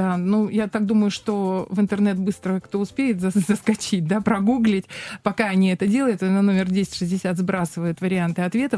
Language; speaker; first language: Russian; native; Russian